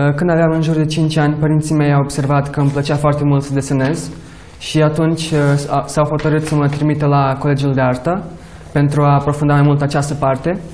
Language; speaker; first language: Romanian; early bilingual, other home language; Portuguese